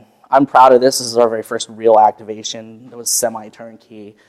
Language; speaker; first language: English; native; English